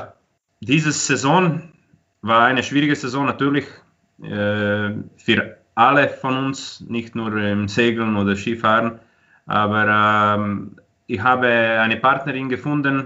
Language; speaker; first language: German; non-native, fluent; Croatian